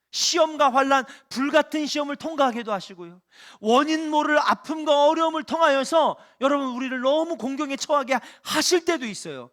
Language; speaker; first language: Korean; native; Korean